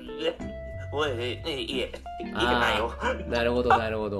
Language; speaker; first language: Japanese; non-native, learner; English